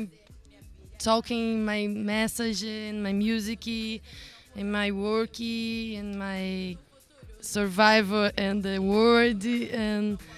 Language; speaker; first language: English; non-native, learner; Portuguese